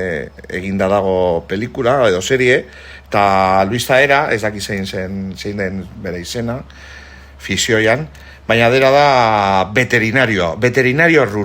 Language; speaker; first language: Basque; non-native, local second language; Spanish